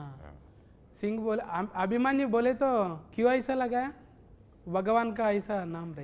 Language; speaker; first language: Hindi; non-native, local second language; Telugu